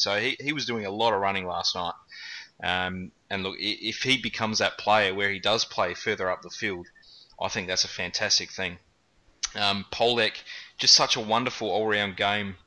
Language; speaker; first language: English; native; English